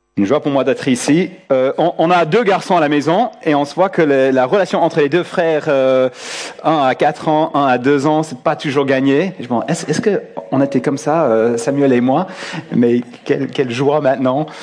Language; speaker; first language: French; non-native, fluent; English